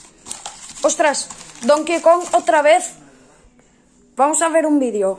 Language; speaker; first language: Spanish; native; Spanish